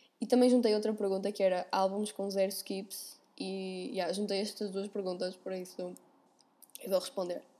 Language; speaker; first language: Portuguese; native; Portuguese